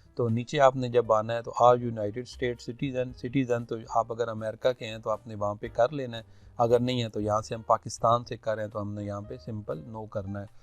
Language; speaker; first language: Urdu; non-native, local second language; Punjabi